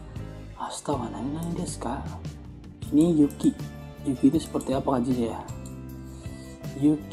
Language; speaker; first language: Japanese; non-native, fluent; Indonesian